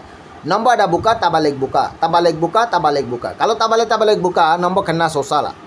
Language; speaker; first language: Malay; non-native, learner; Bangla